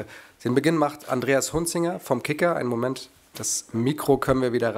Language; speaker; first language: German; native; German